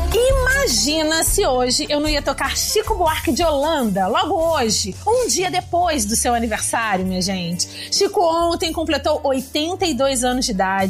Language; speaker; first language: Portuguese; native; Portuguese